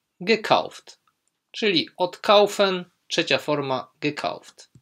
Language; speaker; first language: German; non-native, fluent; Polish